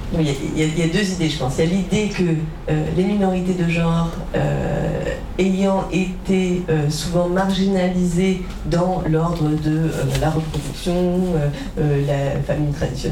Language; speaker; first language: French; native; French